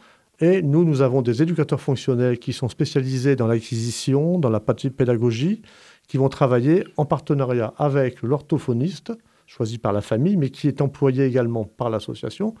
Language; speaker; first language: French; native; French